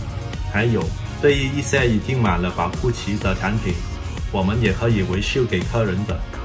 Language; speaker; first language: Chinese; early bilingual, heritage; Chinese